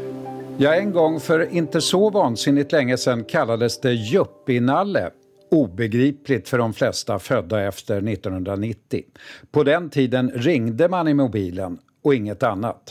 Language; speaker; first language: Swedish; native; Swedish